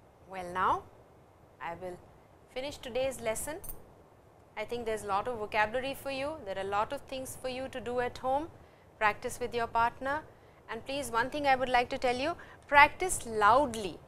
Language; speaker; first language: English; non-native, local second language; Hindi